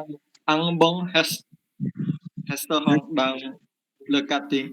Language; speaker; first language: French; non-native, learner; Khmer